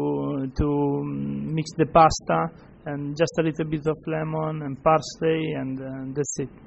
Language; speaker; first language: English; non-native, fluent; Italian